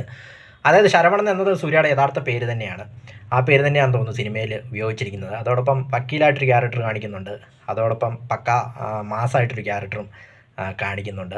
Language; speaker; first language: Malayalam; native; Malayalam